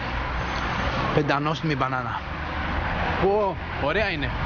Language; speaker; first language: Greek; native; Greek